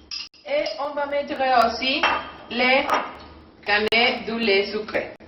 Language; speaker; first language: French; non-native, learner; Spanish